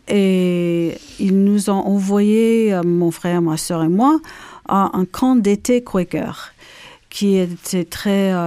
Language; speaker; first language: French; non-native, fluent; English